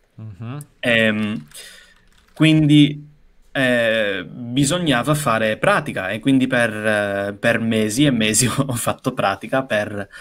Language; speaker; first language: Italian; non-native, fluent; English